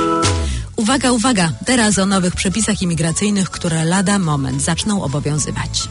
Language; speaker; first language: Polish; native; Polish